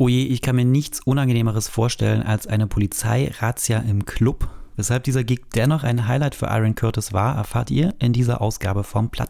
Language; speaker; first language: German; native; German